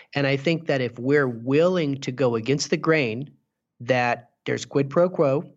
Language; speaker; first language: English; native; English